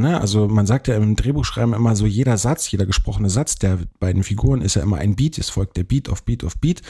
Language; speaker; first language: German; native; German